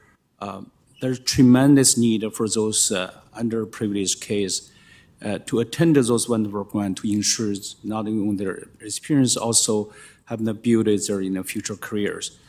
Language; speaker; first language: English; non-native, fluent; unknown